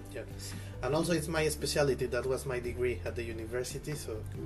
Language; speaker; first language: English; non-native, fluent; Spanish